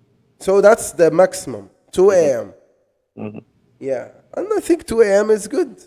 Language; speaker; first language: English; non-native, fluent; Arabic